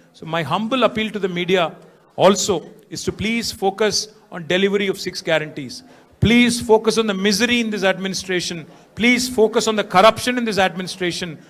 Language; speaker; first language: English; non-native, local second language; Telugu